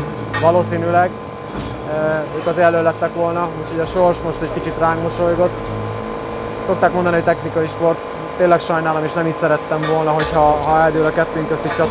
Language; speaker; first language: Hungarian; native; Hungarian